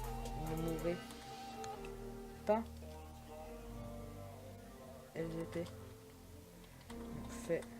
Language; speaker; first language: French; native; French